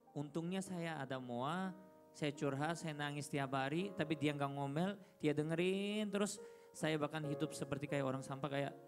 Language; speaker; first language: Indonesian; non-native, fluent; Korean